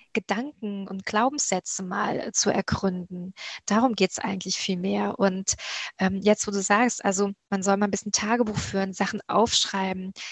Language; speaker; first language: German; native; German